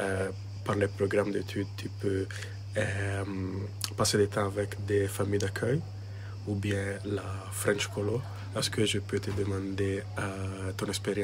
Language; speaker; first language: French; non-native, fluent; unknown